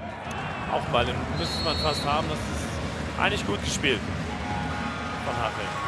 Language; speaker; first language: German; native; German